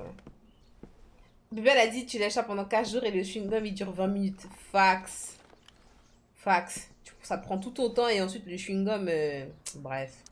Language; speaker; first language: French; native; French